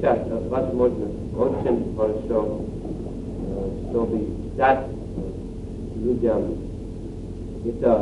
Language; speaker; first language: Russian; non-native, learner; English